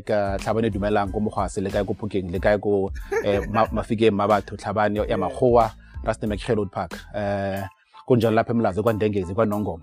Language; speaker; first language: English; non-native, local second language; Tswana